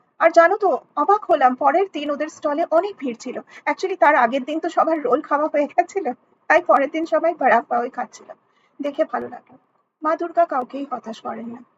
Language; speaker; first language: Bangla; early bilingual, heritage; Bangla